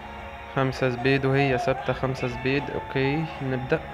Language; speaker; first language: Arabic; native; Arabic